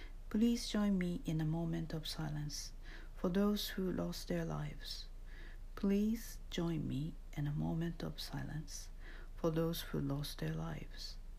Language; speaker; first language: English; non-native, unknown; Japanese